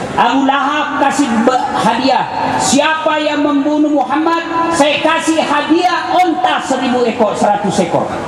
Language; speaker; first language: Indonesian; non-native, local second language; Buginese